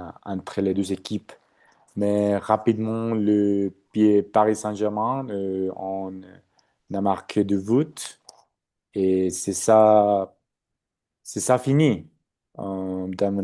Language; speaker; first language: French; non-native, learner; Spanish